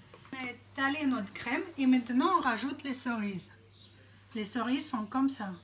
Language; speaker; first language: French; non-native, fluent; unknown